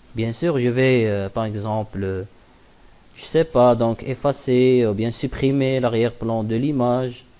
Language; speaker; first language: French; non-native, local second language; Arabic